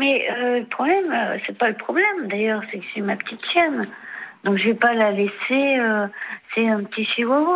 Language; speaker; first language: French; native; French